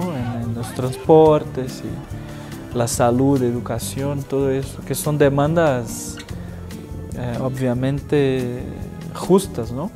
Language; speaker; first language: Spanish; non-native, fluent; Portuguese